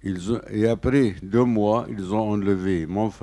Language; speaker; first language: French; non-native, learner; Arabic